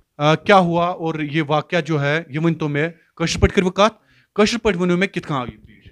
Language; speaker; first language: Hindi; non-native, local second language; Kashmiri